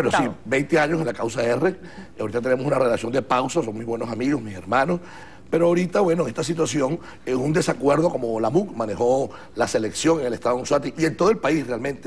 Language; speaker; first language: Spanish; native; Spanish